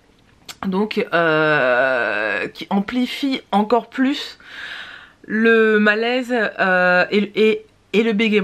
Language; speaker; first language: French; native; French